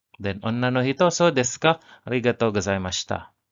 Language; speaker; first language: Japanese; non-native, learner; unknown